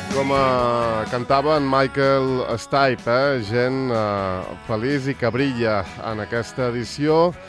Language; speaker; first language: Catalan; native; Catalan